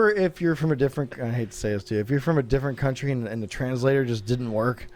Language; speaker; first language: English; native; English